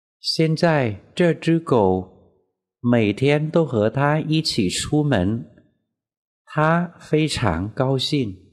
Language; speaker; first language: Chinese; non-native, fluent; Vietnamese